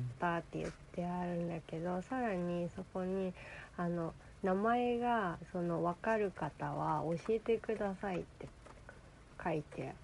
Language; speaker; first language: Japanese; native; Japanese